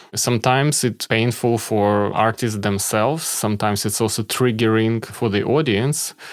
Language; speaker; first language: English; non-native, fluent; Ukrainian